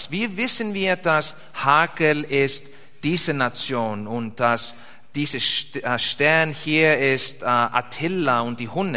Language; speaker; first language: German; non-native, fluent; Icelandic